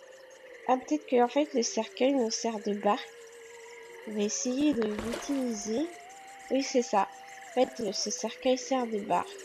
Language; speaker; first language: French; native; French